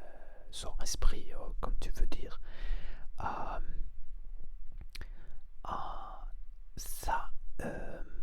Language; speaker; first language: French; non-native, learner; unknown